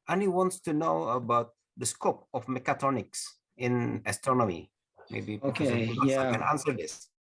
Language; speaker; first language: English; non-native, fluent; Indonesian